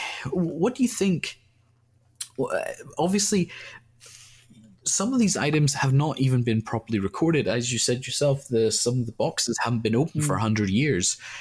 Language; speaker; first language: English; native; English